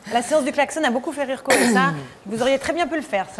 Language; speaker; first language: French; native; French